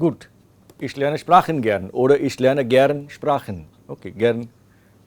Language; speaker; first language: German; non-native, fluent; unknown